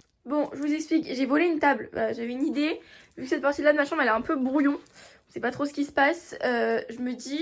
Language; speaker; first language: French; native; French